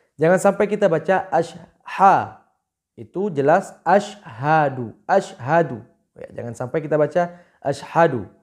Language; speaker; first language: Indonesian; native; Indonesian